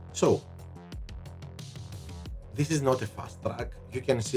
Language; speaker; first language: English; non-native, fluent; Greek